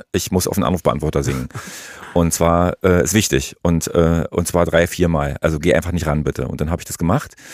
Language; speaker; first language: German; native; German